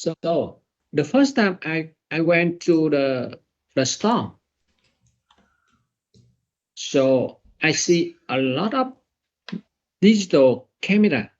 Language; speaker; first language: English; non-native, learner; Vietnamese